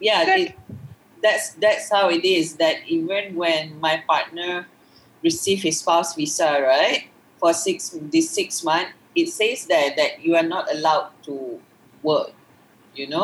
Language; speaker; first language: English; non-native, local second language; Malay